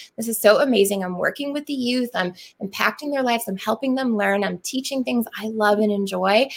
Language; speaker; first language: English; native; English